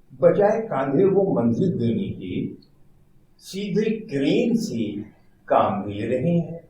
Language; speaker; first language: Urdu; native; Urdu